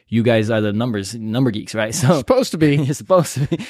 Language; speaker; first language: English; native; English